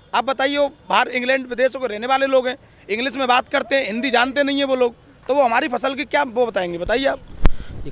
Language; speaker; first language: Hindi; native; Hindi